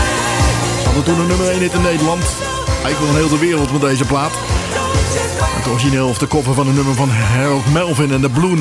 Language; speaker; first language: Dutch; native; Dutch